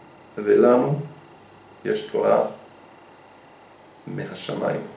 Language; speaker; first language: Hebrew; non-native, fluent; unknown